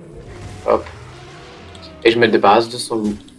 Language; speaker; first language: French; native; French